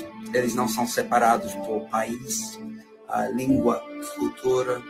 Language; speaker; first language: Portuguese; non-native, fluent; English